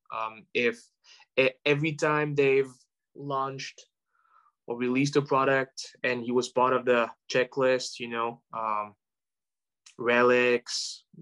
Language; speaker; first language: English; non-native, fluent; French